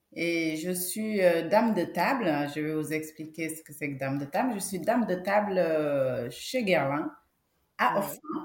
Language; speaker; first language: French; non-native, local second language; Wolof